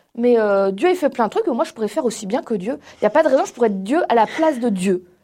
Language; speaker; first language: French; native; French